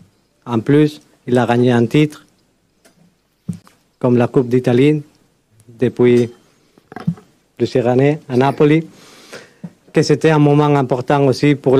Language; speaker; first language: French; non-native, fluent; Spanish